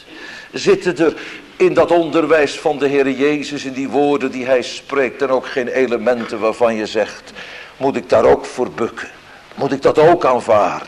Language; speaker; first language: Dutch; native; Dutch